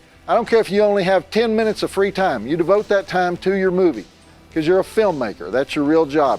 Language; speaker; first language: English; native; English